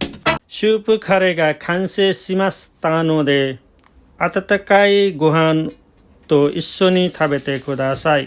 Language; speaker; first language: Japanese; non-native, learner; Nepali